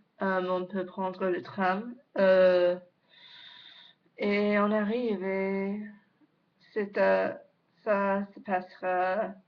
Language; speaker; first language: French; non-native, learner; English